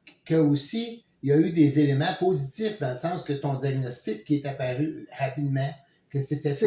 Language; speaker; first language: French; native; French